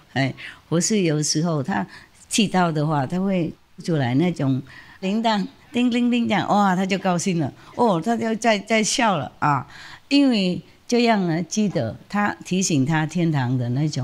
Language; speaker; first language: Chinese; non-native, fluent; Vietnamese